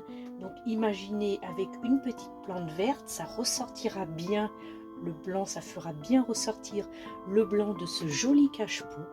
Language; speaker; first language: French; native; French